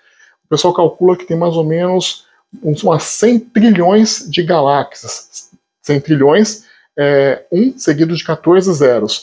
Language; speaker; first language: Portuguese; native; Portuguese